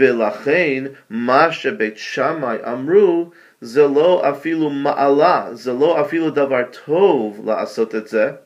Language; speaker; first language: Hebrew; non-native, fluent; English